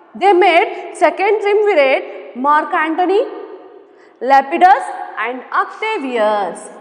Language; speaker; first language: English; non-native, local second language; Kannada